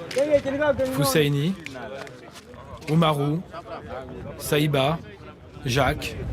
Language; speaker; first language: French; native; French